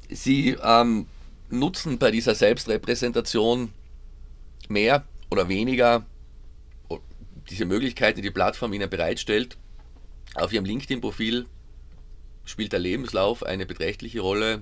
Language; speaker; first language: German; native; German